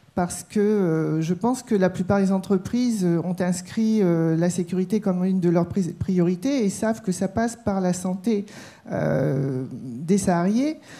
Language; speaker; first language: French; native; French